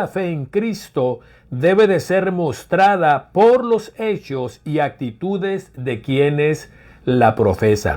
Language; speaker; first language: Spanish; native; Spanish